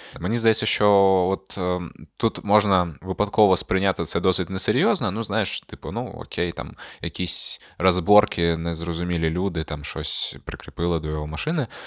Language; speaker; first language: Ukrainian; non-native, local second language; Russian